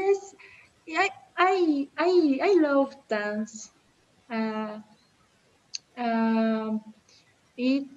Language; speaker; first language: English; non-native, learner; Spanish